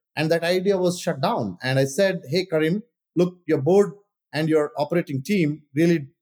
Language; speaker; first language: English; non-native, local second language; Kannada